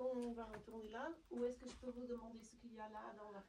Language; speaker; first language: French; non-native, learner; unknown